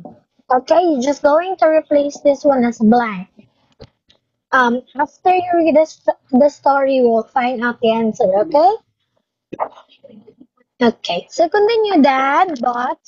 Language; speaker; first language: English; non-native, fluent; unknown